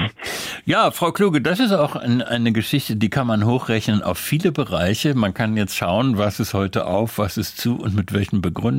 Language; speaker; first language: German; native; German